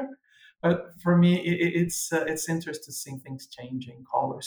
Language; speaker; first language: English; non-native, fluent; Portuguese